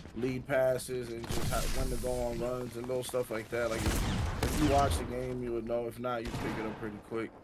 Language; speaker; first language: English; native; English